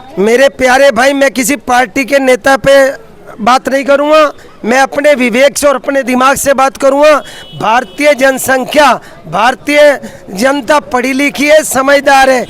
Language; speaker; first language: Hindi; native; Hindi